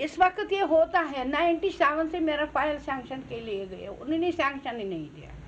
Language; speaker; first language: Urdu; non-native, local second language; Kashmiri